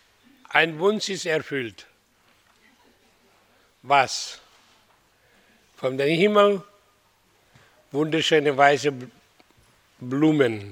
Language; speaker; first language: German; non-native, learner; Hindi